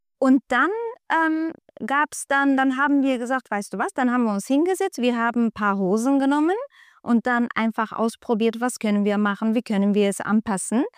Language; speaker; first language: German; non-native, fluent; Turkish